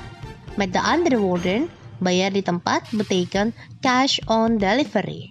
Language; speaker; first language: Dutch; non-native, learner; Indonesian